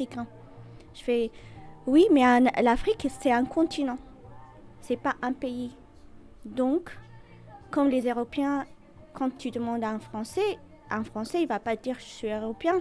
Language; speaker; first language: French; non-native, fluent; Amharic